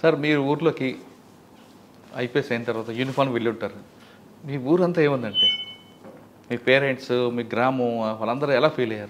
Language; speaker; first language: Telugu; native; Telugu